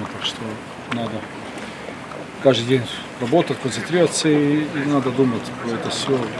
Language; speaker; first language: Russian; non-native, learner; Croatian